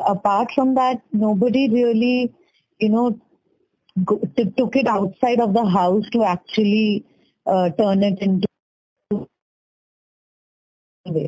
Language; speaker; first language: English; non-native, local second language; Bangla